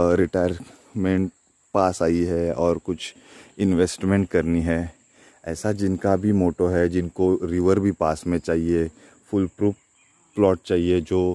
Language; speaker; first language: Hindi; non-native, local second language; Marathi